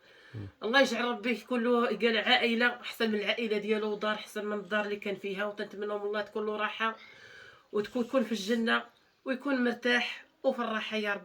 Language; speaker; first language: Arabic; native; Arabic